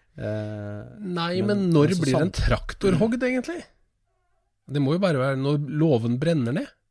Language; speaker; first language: Norwegian; native; Norwegian